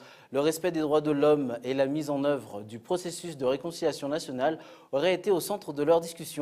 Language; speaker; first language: French; non-native, local second language; Malagasy